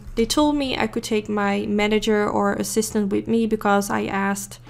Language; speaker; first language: English; non-native, fluent; Dutch